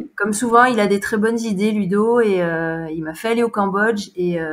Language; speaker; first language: French; native; French